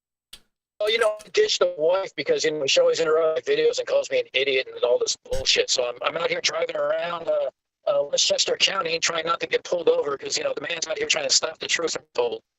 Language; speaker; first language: English; native; English